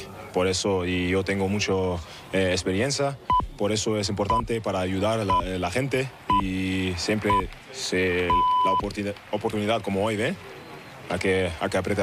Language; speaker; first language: Spanish; non-native, learner; German